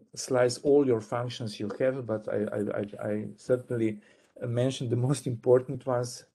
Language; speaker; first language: English; non-native, fluent; Slovenian